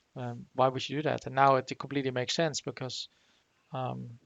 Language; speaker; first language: English; non-native, fluent; Dutch